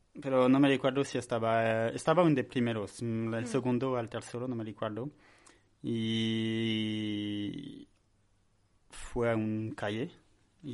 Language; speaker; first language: Spanish; non-native, learner; French